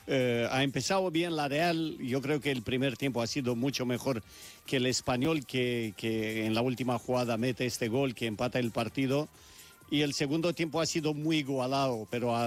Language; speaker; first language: Spanish; native; Spanish